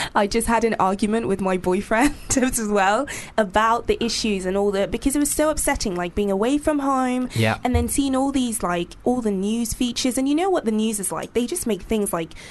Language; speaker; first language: English; non-native, local second language; Yoruba